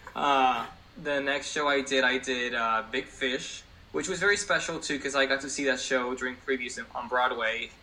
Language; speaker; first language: English; non-native, fluent; Spanish